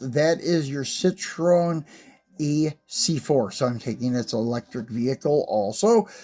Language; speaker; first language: English; native; English